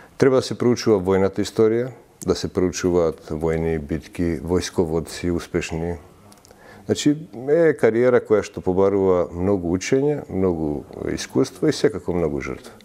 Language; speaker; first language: Macedonian; early bilingual, heritage; Macedonian